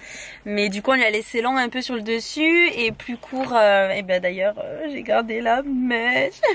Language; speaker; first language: French; native; French